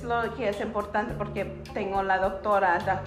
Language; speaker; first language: Spanish; early bilingual, heritage; Spanish